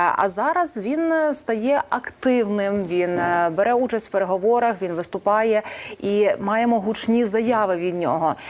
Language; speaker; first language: Ukrainian; native; Ukrainian